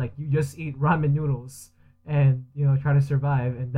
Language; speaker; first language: English; early bilingual, other home language; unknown